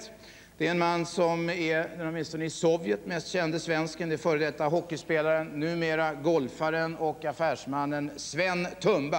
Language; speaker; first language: Swedish; native; Swedish